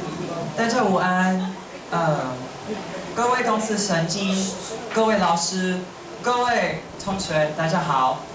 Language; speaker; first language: Chinese; non-native, learner; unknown